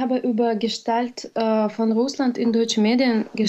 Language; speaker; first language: German; non-native, fluent; Russian